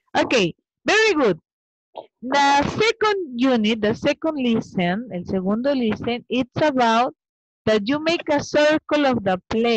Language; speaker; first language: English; non-native, learner; Spanish